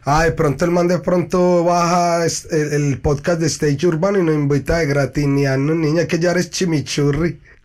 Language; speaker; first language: Spanish; native; Spanish